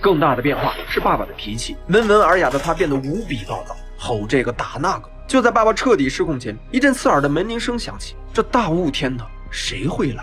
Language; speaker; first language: Chinese; native; Chinese